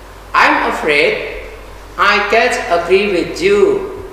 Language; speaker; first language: English; non-native, fluent; Indonesian